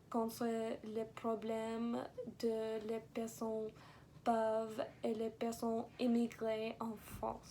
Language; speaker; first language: French; non-native, learner; English